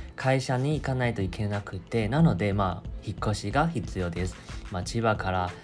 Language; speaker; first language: Japanese; non-native, fluent; Chinese